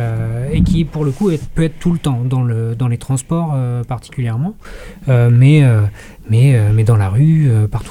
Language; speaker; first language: French; native; French